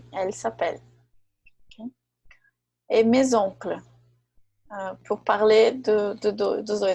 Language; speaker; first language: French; non-native, fluent; Portuguese